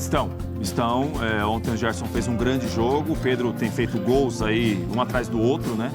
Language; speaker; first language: Portuguese; native; Portuguese